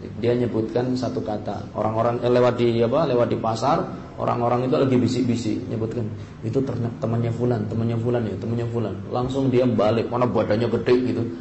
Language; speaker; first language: Indonesian; native; Indonesian